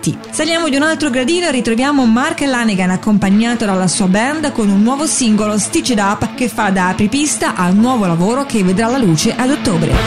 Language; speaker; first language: Italian; native; Italian